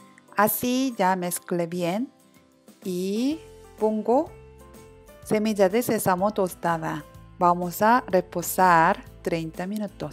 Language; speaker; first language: Spanish; non-native, learner; Korean